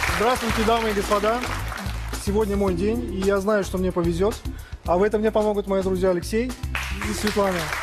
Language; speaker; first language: Russian; native; Russian